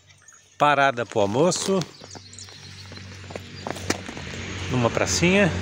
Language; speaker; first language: Portuguese; native; Portuguese